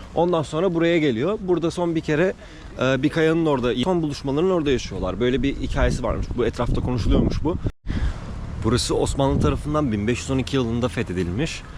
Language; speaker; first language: Turkish; native; Turkish